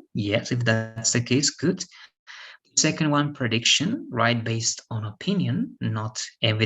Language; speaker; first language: English; non-native, fluent; Spanish